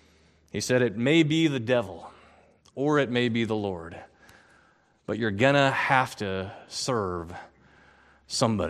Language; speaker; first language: English; native; English